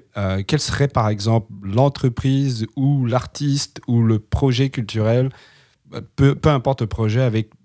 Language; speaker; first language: French; native; French